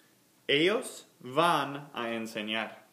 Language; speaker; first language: Spanish; non-native, fluent; English